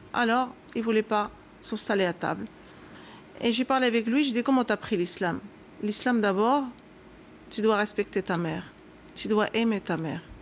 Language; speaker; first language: French; non-native, local second language; Arabic